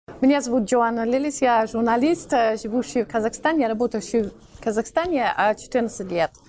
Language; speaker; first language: Russian; non-native, fluent; English